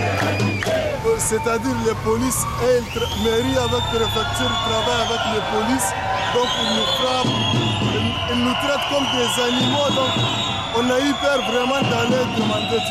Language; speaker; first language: French; non-native, learner; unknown